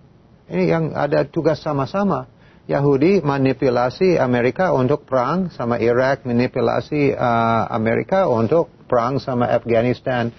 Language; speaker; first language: Indonesian; non-native, fluent; English